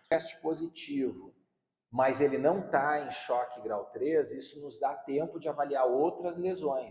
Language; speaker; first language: Portuguese; native; Portuguese